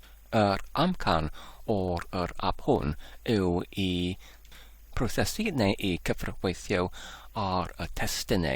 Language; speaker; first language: Welsh; non-native, learner; English